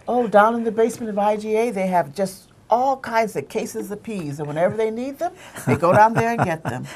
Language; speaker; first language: English; native; English